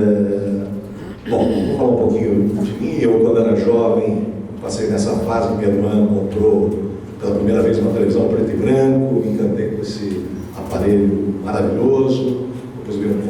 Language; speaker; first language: Portuguese; native; Portuguese